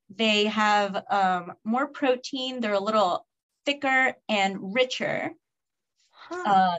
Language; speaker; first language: English; early bilingual, other home language; Spanish